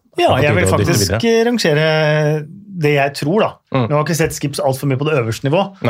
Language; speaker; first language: Norwegian; native; Norwegian